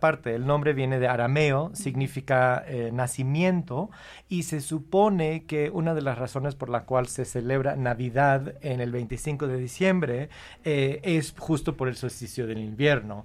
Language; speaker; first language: Spanish; early bilingual, heritage; Spanish